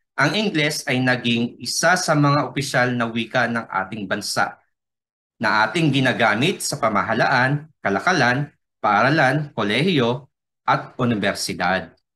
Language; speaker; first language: Filipino; non-native, local second language; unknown